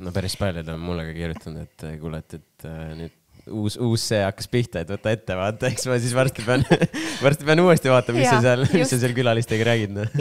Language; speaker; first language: Estonian; non-native, local second language; Russian